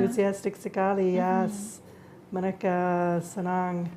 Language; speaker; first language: Indonesian; non-native, learner; English